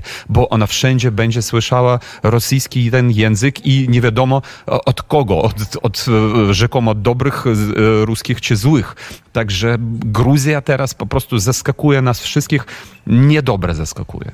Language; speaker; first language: Polish; non-native, fluent; Ukrainian